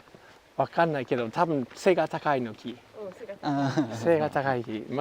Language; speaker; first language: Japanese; non-native, learner; English